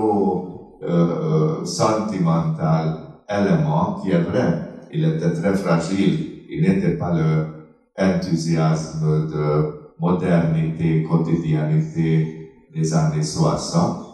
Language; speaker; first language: French; non-native, fluent; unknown